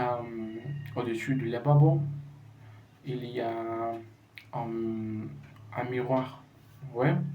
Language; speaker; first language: French; non-native, learner; Spanish